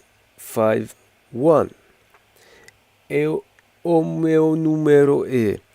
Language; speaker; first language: Portuguese; non-native, learner; French